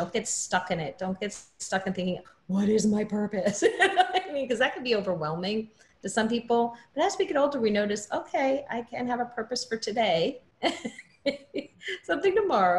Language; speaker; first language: English; native; English